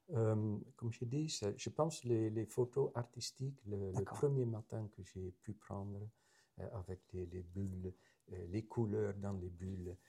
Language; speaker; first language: French; non-native, fluent; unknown